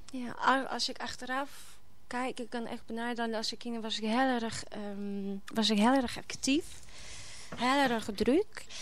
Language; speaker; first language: Dutch; non-native, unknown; Polish